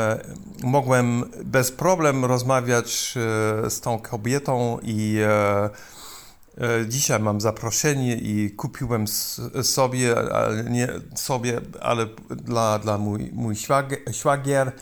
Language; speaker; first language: Polish; non-native, learner; German